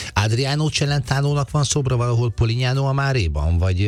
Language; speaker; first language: Hungarian; native; Hungarian